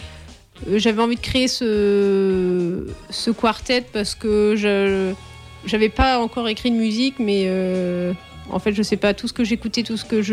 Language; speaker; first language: French; native; French